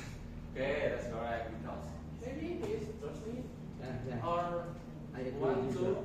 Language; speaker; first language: English; non-native, fluent; Indonesian